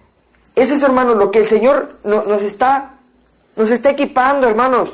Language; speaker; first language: Spanish; native; Spanish